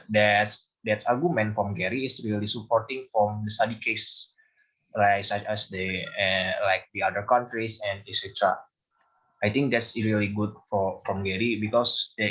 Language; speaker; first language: English; non-native, learner; Indonesian